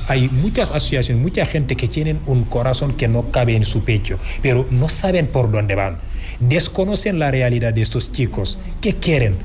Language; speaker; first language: Spanish; non-native, fluent; Wolof